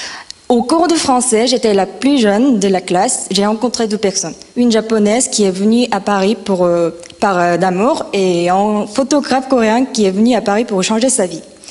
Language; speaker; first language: French; non-native, fluent; Korean